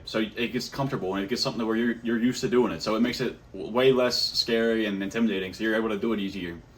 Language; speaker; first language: English; native; English